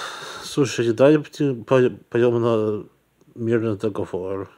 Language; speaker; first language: Russian; early bilingual, heritage; Russian